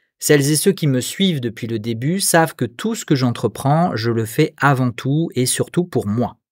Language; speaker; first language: French; native; French